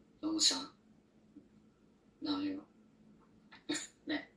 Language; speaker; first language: Korean; non-native, learner; Chinese